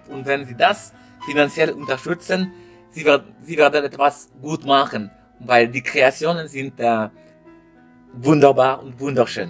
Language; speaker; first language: German; non-native, learner; French